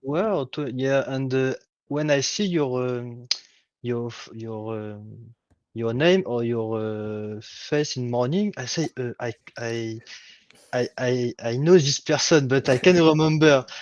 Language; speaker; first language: English; non-native, learner; French